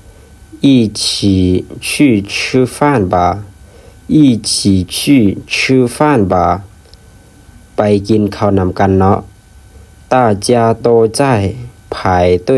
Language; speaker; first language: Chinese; non-native, fluent; Lao